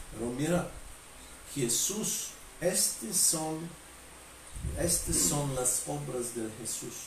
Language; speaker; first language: Spanish; non-native, fluent; Bulgarian